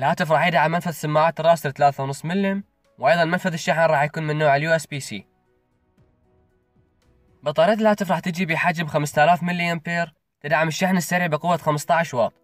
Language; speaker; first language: Arabic; native; Arabic